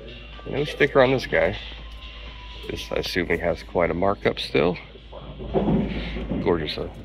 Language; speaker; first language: English; native; English